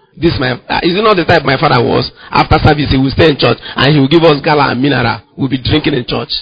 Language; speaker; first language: English; non-native, local second language; Igbo